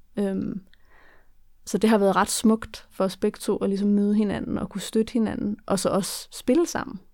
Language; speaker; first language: Danish; early bilingual, other home language; Kurdish